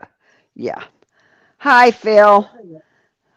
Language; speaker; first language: English; native; English